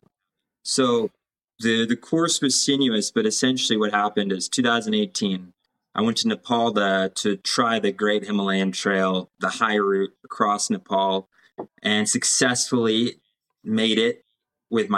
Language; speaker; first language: English; native; English